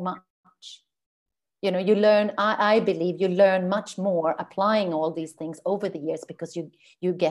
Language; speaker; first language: English; non-native, fluent; Swedish